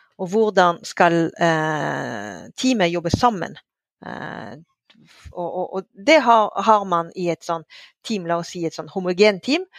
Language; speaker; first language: Norwegian; non-native, fluent; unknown